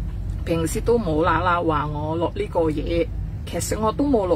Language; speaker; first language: Cantonese; non-native, fluent; Indonesian